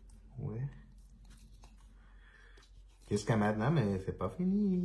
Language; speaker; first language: French; non-native, learner; Spanish